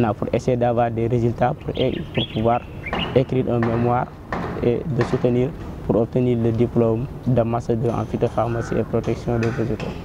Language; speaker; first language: French; non-native, local second language; Wolof